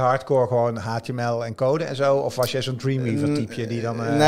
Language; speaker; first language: Dutch; native; Dutch